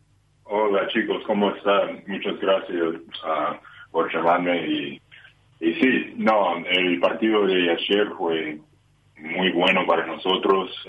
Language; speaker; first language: Spanish; non-native, learner; English